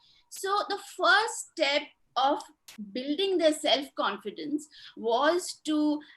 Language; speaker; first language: English; non-native, local second language; Hindi